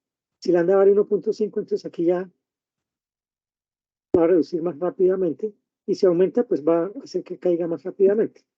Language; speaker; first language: Spanish; native; Spanish